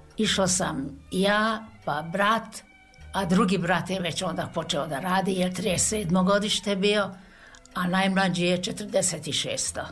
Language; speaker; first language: Serbian; non-native, local second language; Hungarian